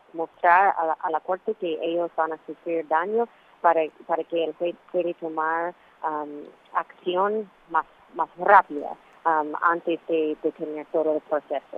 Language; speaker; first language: Spanish; non-native, fluent; English